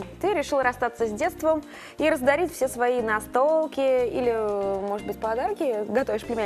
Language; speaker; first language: Russian; native; Russian